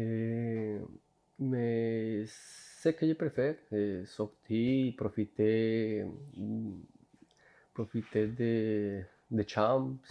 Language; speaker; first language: French; non-native, learner; Spanish